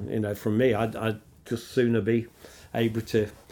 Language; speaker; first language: English; native; English